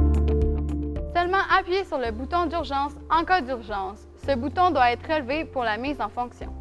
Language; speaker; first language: French; native; French